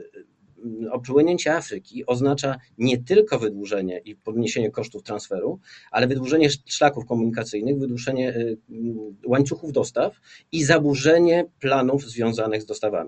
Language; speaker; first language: Polish; native; Polish